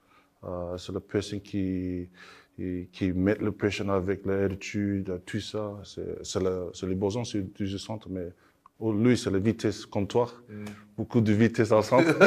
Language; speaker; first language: French; non-native, learner; English